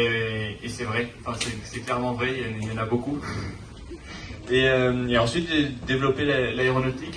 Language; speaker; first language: French; native; French